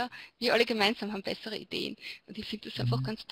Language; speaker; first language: German; native; German